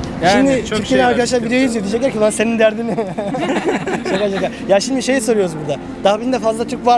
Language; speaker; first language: Turkish; native; Turkish